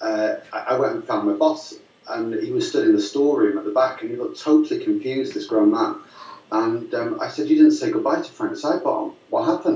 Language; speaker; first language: English; native; English